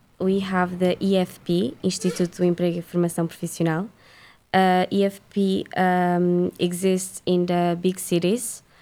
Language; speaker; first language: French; non-native, learner; Portuguese